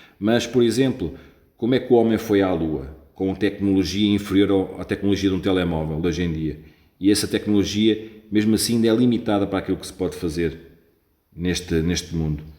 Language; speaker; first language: Portuguese; native; Portuguese